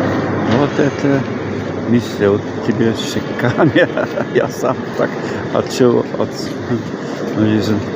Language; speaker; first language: Russian; non-native, learner; English